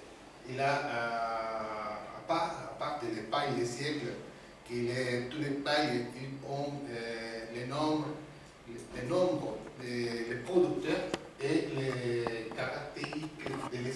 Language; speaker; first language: French; non-native, learner; Spanish